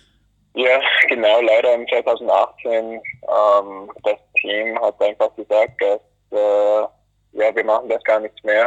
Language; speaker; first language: German; non-native, fluent; English